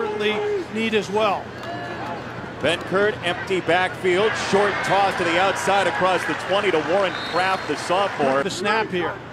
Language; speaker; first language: English; native; English